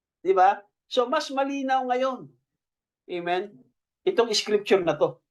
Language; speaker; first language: Filipino; native; Filipino